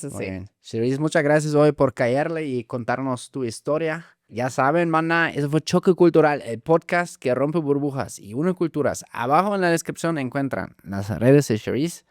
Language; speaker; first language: Spanish; non-native, fluent; German